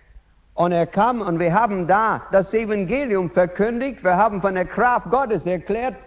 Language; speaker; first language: German; non-native, fluent; English